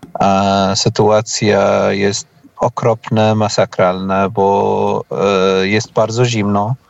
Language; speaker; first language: Polish; non-native, learner; Arabic